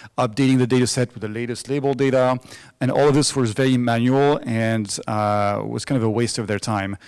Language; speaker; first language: English; non-native, fluent; French